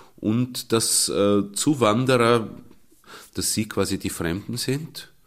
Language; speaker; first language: German; early bilingual, other home language; Russian